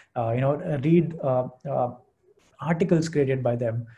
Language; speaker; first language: English; non-native, local second language; Hindi